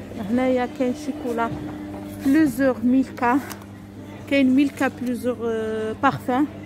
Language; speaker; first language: Arabic; native; Arabic